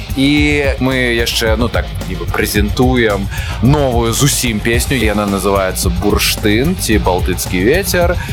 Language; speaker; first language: Belarusian; non-native, local second language; Russian